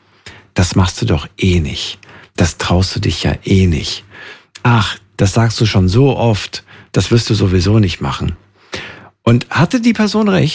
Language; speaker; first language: German; native; German